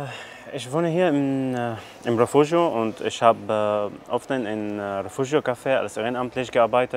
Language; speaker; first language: German; non-native, learner; Arabic